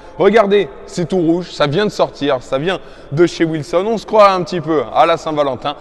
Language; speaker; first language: French; native; French